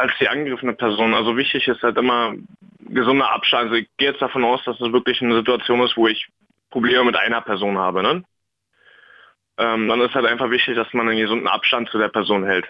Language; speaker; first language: German; native; German